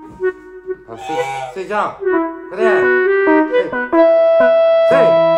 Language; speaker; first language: Chinese; native; Chinese